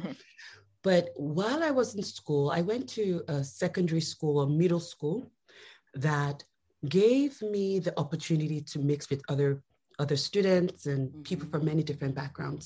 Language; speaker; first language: English; non-native, local second language; Yoruba